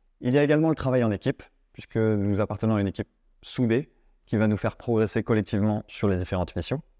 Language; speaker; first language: French; native; French